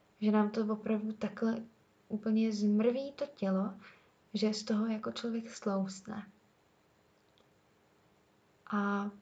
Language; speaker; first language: Czech; native; Czech